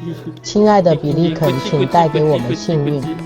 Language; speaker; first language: Chinese; native; Chinese